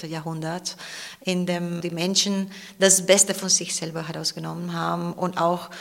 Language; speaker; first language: German; non-native, fluent; Spanish